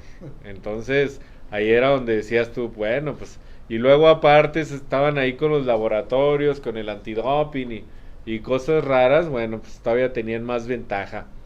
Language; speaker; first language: Spanish; native; Spanish